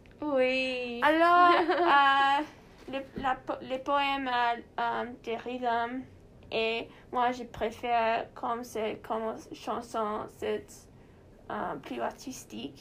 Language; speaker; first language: French; non-native, learner; English